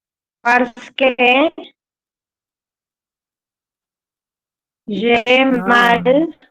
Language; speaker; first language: French; non-native, learner; Spanish